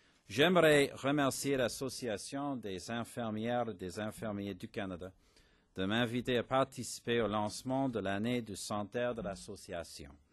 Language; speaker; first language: French; non-native, fluent; English